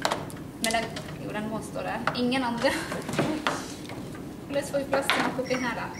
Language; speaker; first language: Norwegian; native; Norwegian